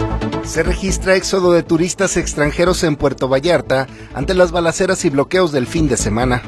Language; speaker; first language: Spanish; native; Spanish